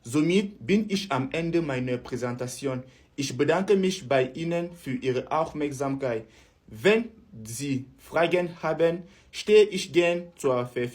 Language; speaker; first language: German; non-native, fluent; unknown